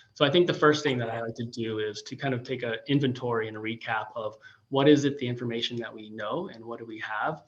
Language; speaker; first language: English; native; English